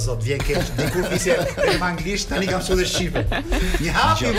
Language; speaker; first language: Albanian; native; Albanian